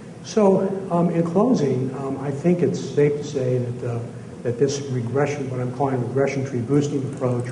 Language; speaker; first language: English; native; English